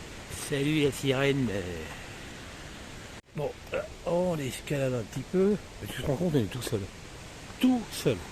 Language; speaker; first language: French; native; French